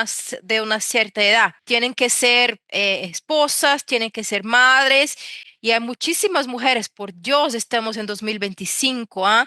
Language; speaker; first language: Spanish; non-native, fluent; Portuguese